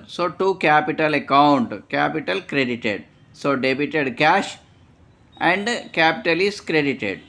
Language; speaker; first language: English; non-native, local second language; Telugu